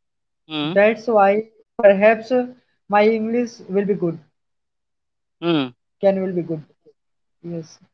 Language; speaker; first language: English; non-native, learner; Hindi